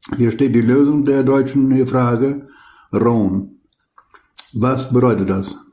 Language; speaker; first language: German; non-native, fluent; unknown